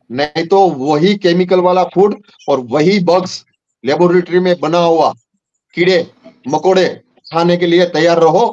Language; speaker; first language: Hindi; non-native, local second language; Gujarati